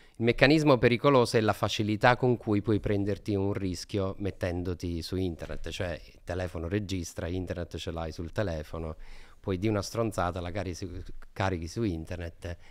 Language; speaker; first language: Italian; native; Italian